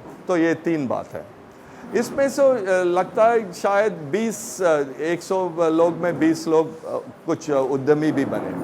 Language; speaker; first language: Hindi; non-native, local second language; Tamil